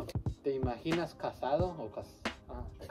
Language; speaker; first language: Spanish; early bilingual, heritage; Spanish